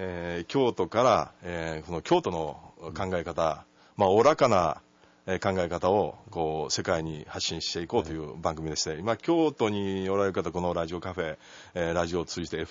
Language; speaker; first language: Japanese; native; Japanese